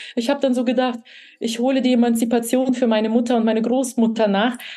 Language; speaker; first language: German; early bilingual, other home language; Russian